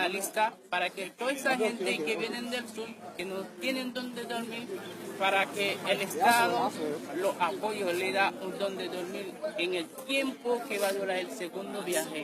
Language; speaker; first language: Spanish; non-native, fluent; Haitian Creole